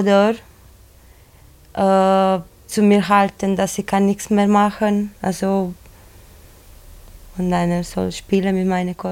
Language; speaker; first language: German; non-native, learner; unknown